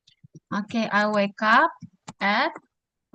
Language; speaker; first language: English; non-native, fluent; Indonesian